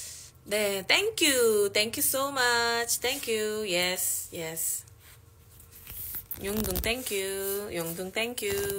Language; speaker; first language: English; non-native, learner; Korean